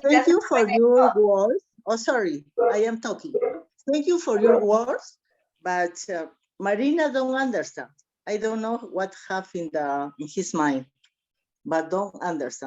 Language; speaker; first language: English; non-native, learner; Spanish